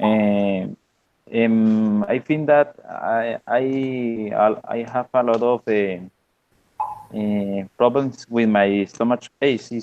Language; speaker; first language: English; non-native, learner; Spanish